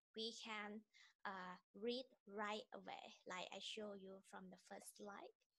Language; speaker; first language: English; non-native, fluent; Thai